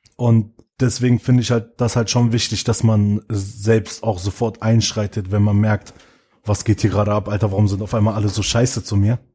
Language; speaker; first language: German; native; German